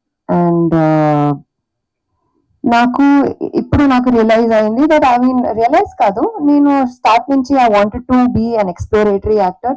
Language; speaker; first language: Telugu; non-native, fluent; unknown